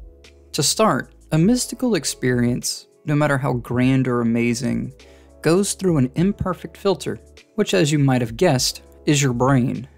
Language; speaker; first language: English; native; English